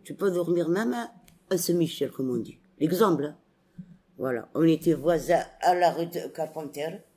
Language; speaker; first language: French; non-native, local second language; Arabic